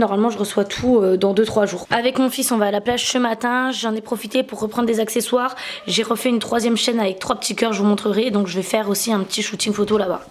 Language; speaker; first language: French; native; French